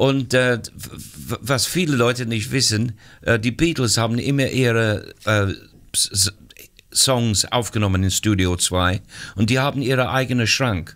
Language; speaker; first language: German; non-native, fluent; English